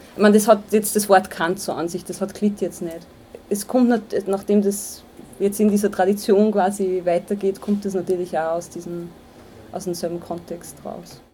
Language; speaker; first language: German; native; German